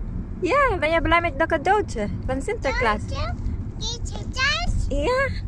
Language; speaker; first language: Dutch; non-native, learner; Filipino